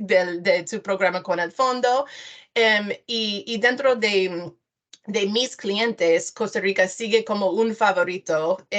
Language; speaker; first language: Spanish; non-native, fluent; English